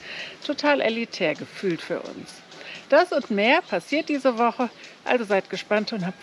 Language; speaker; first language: German; native; German